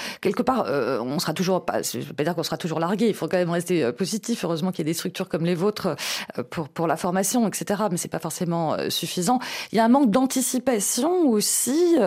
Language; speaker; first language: French; native; French